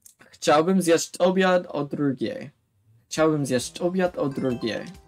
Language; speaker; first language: Polish; non-native, learner; English